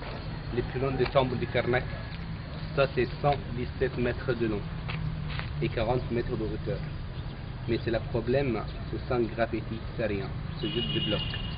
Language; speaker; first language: French; non-native, fluent; Arabic